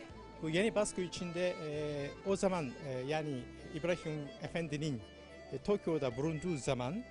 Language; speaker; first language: Turkish; non-native, fluent; Japanese